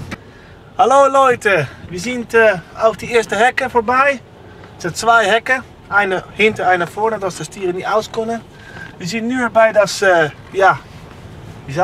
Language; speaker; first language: German; non-native, learner; Dutch